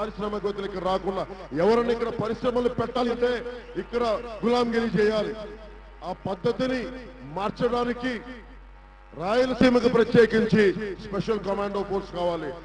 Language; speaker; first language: Telugu; native; Telugu